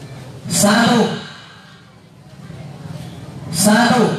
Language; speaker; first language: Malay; non-native, local second language; Javanese